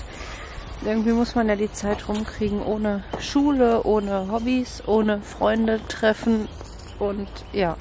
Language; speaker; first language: German; native; German